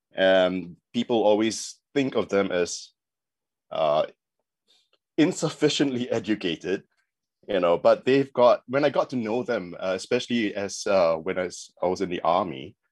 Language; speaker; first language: English; native; English